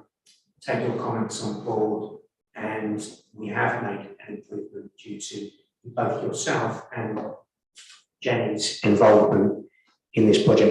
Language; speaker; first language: English; native; English